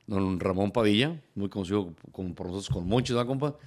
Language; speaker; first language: Spanish; native; Spanish